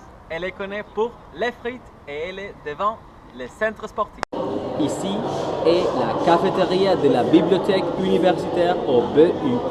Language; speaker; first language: French; non-native, learner; Spanish